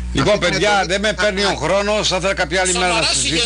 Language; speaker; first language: Greek; native; Greek